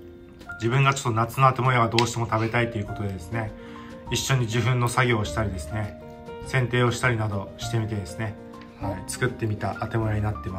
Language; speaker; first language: Japanese; native; Japanese